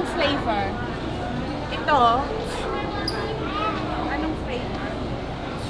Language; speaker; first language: Filipino; early bilingual, heritage; Filipino